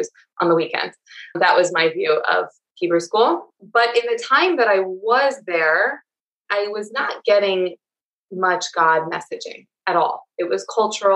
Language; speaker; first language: English; native; English